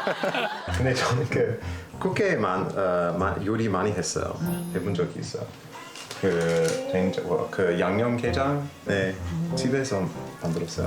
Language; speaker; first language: Korean; non-native, learner; English